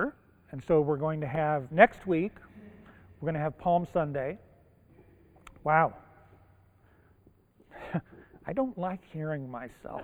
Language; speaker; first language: English; early bilingual, other home language; Japanese